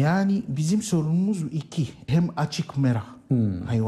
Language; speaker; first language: Turkish; non-native, learner; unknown